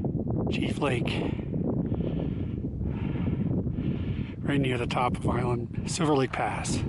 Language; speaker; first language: English; native; English